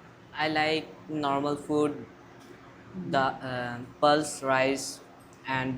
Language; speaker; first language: English; non-native, learner; Hindi